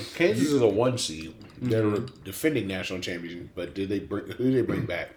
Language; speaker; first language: English; native; English